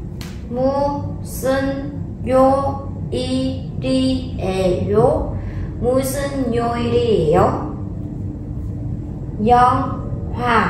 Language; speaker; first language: Korean; non-native, learner; Vietnamese